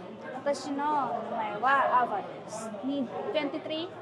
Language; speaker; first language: Japanese; non-native, fluent; Filipino